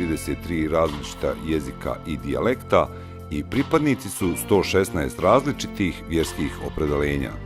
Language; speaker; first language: Bosnian; native; Bosnian